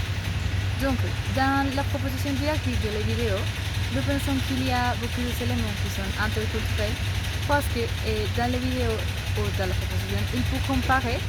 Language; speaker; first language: French; non-native, learner; Spanish